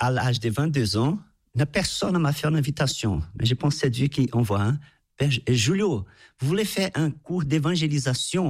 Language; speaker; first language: French; non-native, fluent; Portuguese